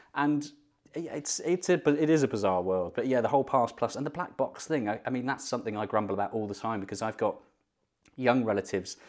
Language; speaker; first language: English; native; English